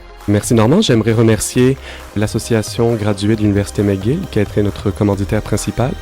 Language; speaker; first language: French; native; French